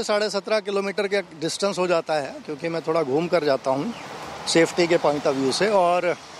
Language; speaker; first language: Hindi; native; Hindi